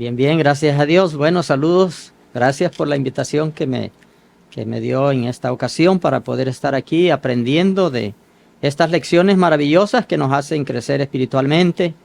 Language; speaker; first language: Spanish; native; Spanish